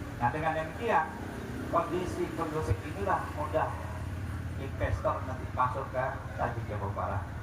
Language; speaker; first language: Indonesian; native; Indonesian